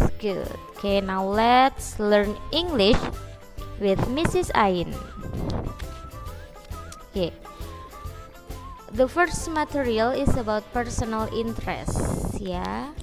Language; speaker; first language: English; non-native, fluent; Indonesian